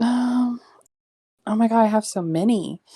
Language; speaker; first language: English; native; English